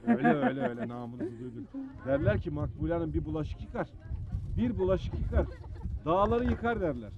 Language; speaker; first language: Turkish; native; Turkish